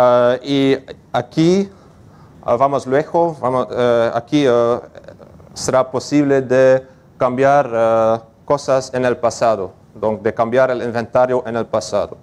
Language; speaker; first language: Spanish; non-native, learner; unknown